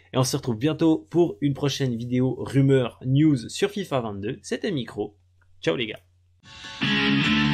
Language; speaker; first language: French; native; French